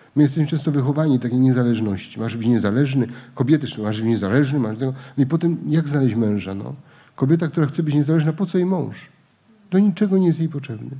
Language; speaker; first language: Polish; native; Polish